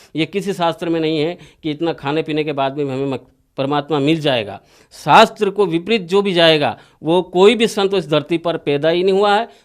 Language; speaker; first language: Hindi; native; Hindi